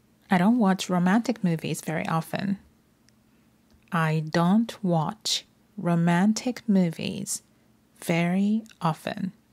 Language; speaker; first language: English; non-native, fluent; Japanese